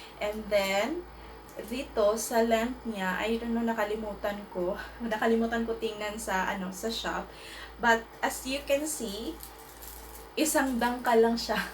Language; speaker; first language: Filipino; non-native, local second language; Cebuano